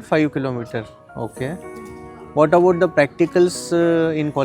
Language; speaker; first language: Hindi; native; Hindi